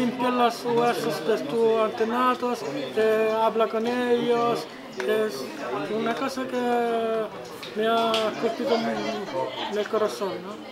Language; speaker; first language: Spanish; non-native, fluent; Italian